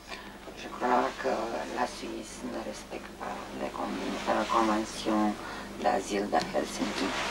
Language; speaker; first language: French; non-native, learner; Romanian